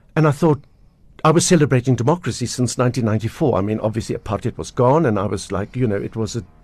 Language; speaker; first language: English; native; English